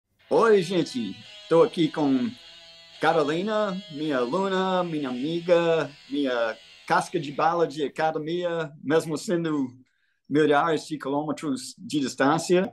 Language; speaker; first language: Portuguese; non-native, fluent; English